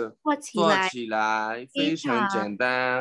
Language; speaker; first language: Chinese; non-native, learner; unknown